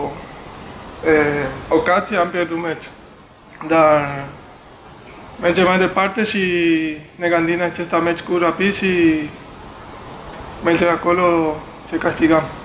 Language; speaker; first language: Romanian; non-native, learner; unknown